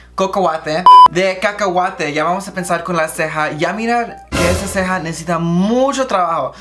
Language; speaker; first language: Spanish; early bilingual, heritage; Spanish